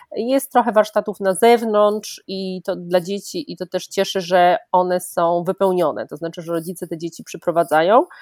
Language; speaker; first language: Polish; native; Polish